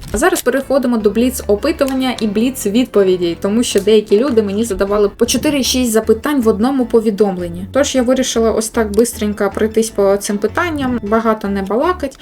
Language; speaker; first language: Ukrainian; non-native, local second language; Russian